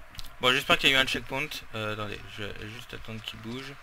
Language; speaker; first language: French; native; French